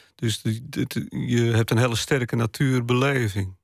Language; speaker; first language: Dutch; non-native, local second language; Western Frisian